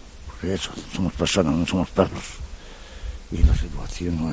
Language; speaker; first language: Spanish; native; Spanish